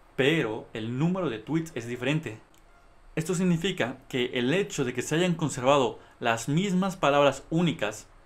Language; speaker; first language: Spanish; native; Spanish